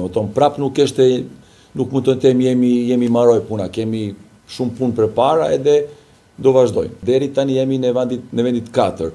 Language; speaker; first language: Albanian; non-native, learner; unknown